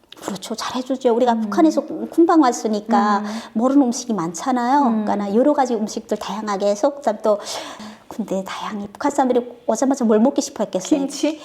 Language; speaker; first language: Korean; native; Korean